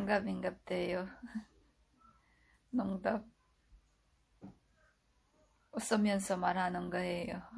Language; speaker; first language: Korean; non-native, fluent; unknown